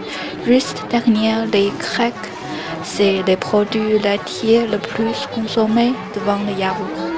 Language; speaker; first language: French; non-native, learner; Chinese